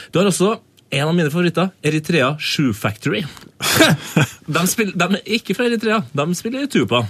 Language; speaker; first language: Norwegian; non-native, fluent; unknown